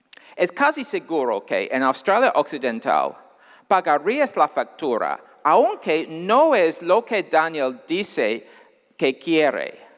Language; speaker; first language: Spanish; non-native, fluent; English